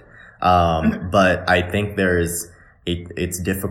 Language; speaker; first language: English; native; English